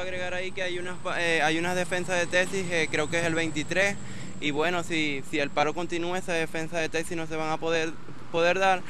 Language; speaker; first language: Spanish; native; Spanish